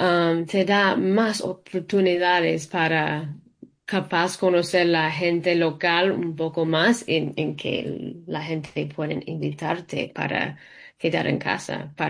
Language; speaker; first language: Spanish; early bilingual, heritage; English